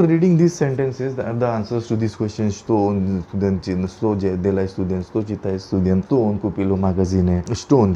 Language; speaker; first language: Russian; non-native, learner; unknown